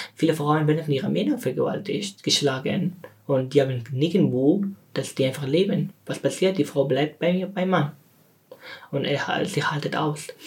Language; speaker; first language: German; non-native, learner; Persian